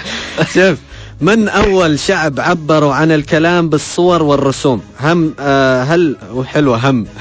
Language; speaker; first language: Arabic; native; Arabic